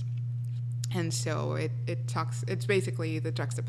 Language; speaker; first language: English; non-native, fluent; Spanish